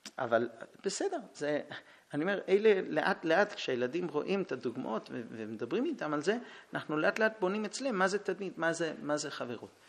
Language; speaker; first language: Hebrew; early bilingual, heritage; Hebrew